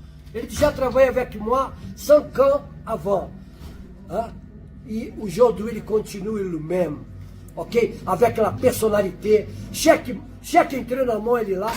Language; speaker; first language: French; non-native, learner; Portuguese